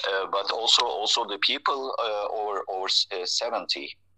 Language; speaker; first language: English; non-native, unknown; Turkish